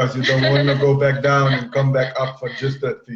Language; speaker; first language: English; non-native, fluent; Portuguese